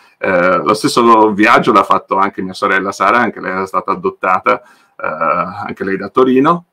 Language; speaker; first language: Italian; early bilingual, other home language; English